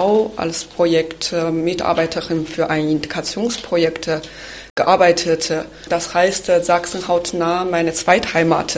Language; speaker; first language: German; non-native, fluent; Chinese